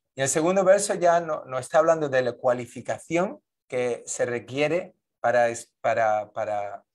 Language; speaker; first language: Spanish; native; Spanish